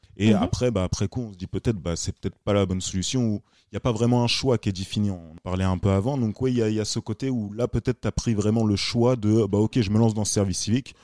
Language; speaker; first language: French; native; French